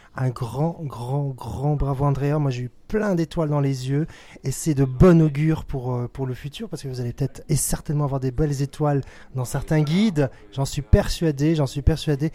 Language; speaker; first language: French; native; French